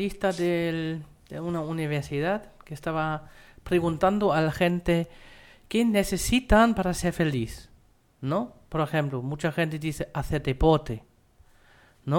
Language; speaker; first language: Spanish; non-native, fluent; German